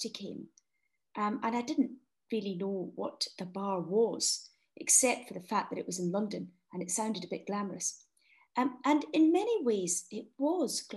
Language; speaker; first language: English; native; English